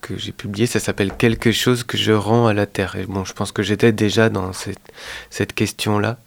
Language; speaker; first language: French; native; French